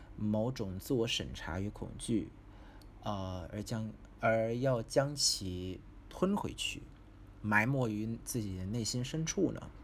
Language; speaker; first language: Chinese; non-native, fluent; Vietnamese